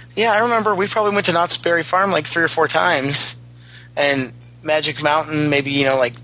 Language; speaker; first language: English; native; English